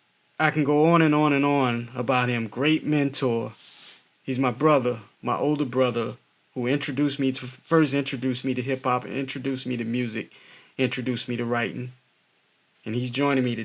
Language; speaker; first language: English; native; English